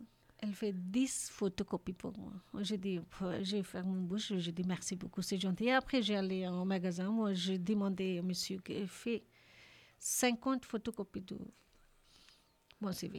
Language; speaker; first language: French; non-native, learner; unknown